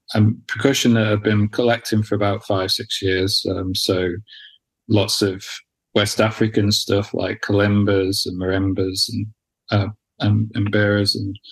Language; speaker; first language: English; native; English